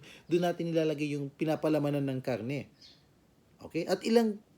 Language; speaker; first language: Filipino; native; Filipino